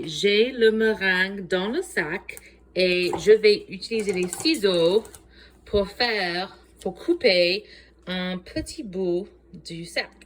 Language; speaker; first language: French; non-native, fluent; English